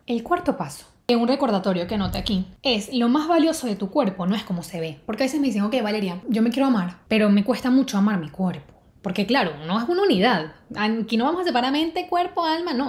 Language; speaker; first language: Spanish; native; Spanish